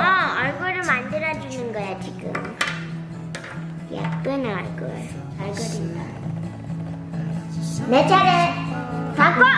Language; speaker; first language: Korean; early bilingual, heritage; Korean